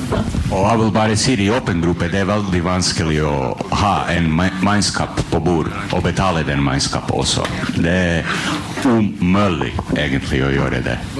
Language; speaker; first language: Norwegian; non-native, learner; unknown